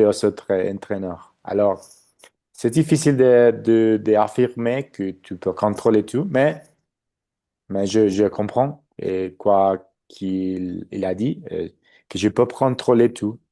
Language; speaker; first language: French; non-native, learner; Spanish